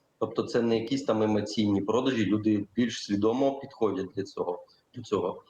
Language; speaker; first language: Ukrainian; native; Ukrainian